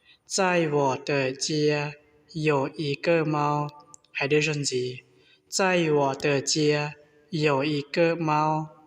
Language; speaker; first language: Chinese; non-native, learner; Hmong